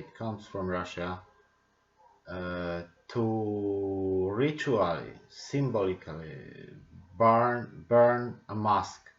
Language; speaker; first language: English; non-native, fluent; Polish